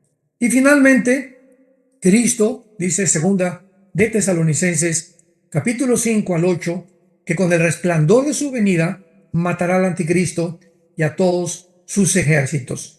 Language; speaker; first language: Spanish; native; Spanish